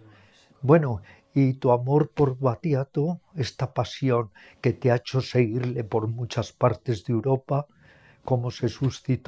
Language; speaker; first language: Spanish; native; Spanish